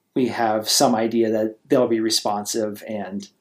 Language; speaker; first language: English; native; English